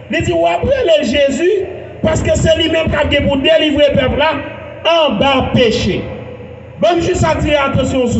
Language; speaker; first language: French; non-native, local second language; Haitian Creole